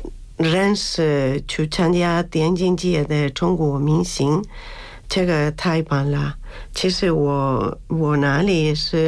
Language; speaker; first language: Chinese; non-native, learner; Spanish